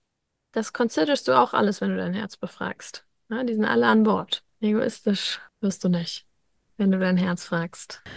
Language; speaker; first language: German; native; German